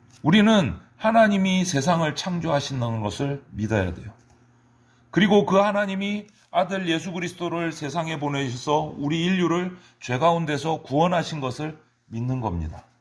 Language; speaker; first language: Korean; native; Korean